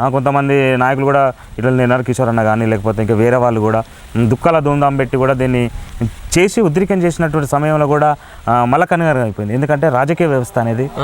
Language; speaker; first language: Telugu; native; Telugu